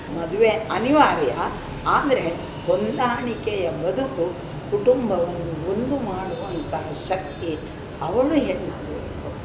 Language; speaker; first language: Kannada; non-native, local second language; Tulu